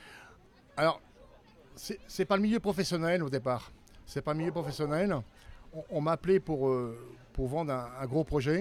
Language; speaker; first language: French; native; French